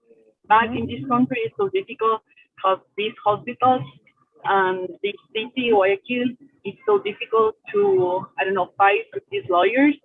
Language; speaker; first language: English; non-native, learner; Spanish